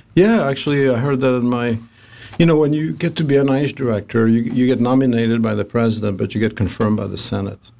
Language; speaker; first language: English; non-native, fluent; Arabic